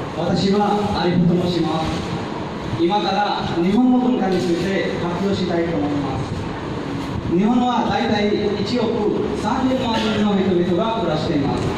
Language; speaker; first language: Japanese; non-native, learner; Hindi